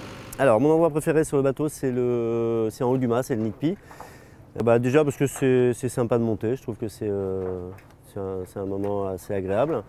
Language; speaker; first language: French; native; French